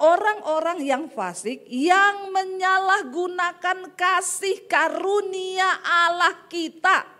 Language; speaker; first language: Indonesian; native; Indonesian